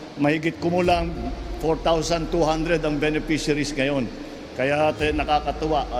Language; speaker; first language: Filipino; native; Filipino